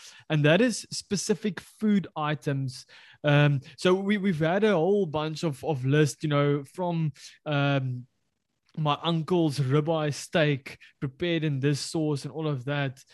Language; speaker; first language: English; non-native, local second language; Afrikaans